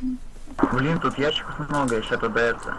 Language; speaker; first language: Russian; native; Russian